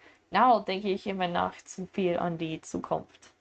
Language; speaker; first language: German; non-native, learner; English